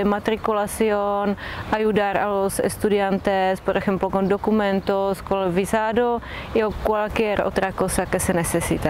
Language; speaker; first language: Spanish; non-native, fluent; Czech